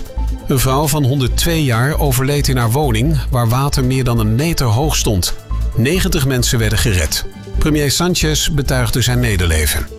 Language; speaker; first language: Dutch; native; Dutch